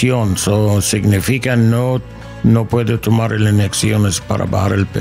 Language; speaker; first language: Spanish; non-native, learner; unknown